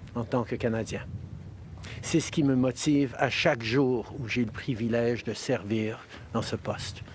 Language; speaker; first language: French; native; French